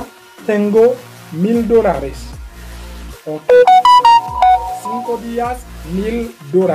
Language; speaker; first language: Spanish; non-native, learner; Haitian Creole